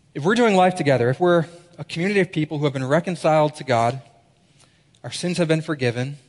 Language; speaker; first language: English; native; English